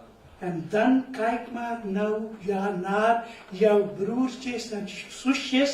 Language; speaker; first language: Dutch; non-native, learner; Urdu